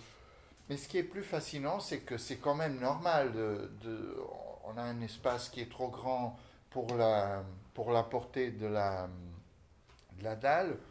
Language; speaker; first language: French; non-native, fluent; Portuguese